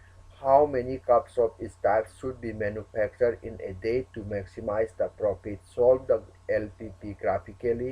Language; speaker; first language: English; non-native, local second language; Manipuri